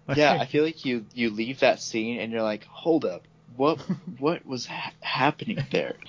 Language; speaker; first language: English; native; English